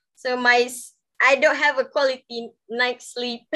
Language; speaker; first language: English; non-native, local second language; Malay